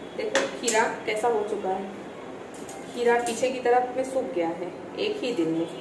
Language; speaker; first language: Hindi; non-native, local second language; Bangla